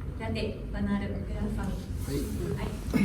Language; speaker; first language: Japanese; native; Japanese